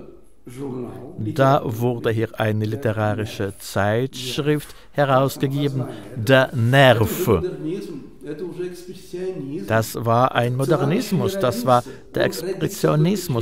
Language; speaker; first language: German; non-native, fluent; Russian